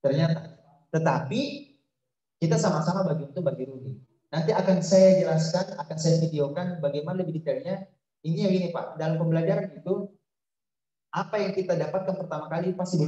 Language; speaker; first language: Indonesian; native; Indonesian